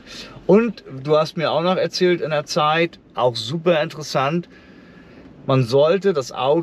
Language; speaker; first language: German; native; German